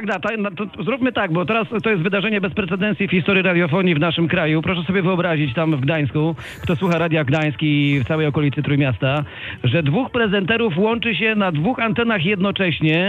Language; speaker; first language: Polish; native; Polish